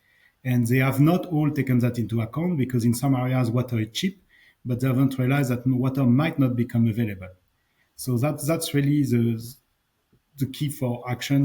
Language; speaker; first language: English; non-native, fluent; French